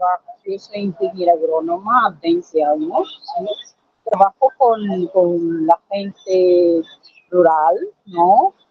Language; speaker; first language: Spanish; non-native, learner; Portuguese